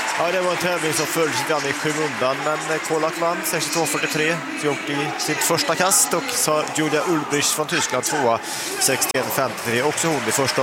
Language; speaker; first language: Swedish; native; Swedish